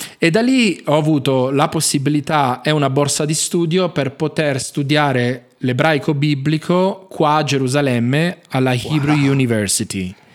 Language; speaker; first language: Italian; native; Italian